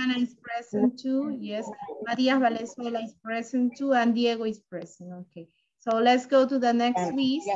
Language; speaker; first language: English; non-native, fluent; Spanish